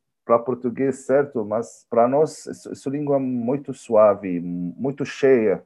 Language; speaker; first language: Portuguese; non-native, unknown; Arabic